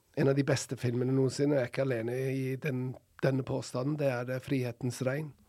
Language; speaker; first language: Norwegian; non-native, fluent; English